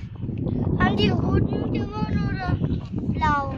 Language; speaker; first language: German; early bilingual, other home language; Georgian